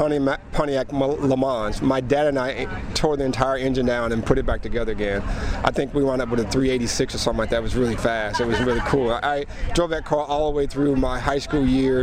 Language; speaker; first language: English; native; English